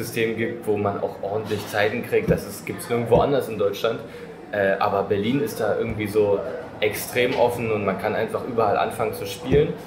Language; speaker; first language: German; native; German